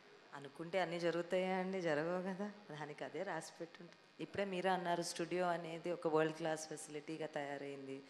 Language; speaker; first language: Telugu; native; Telugu